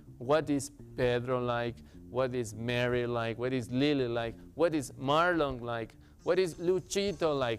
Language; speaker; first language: English; non-native, fluent; Spanish